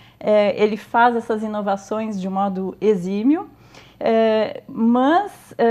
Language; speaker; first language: Portuguese; early bilingual, heritage; Portuguese